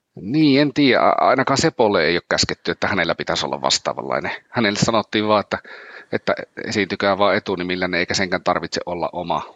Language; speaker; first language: Finnish; native; Finnish